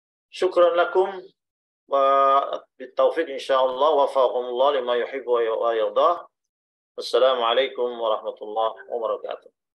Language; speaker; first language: Arabic; non-native, fluent; Indonesian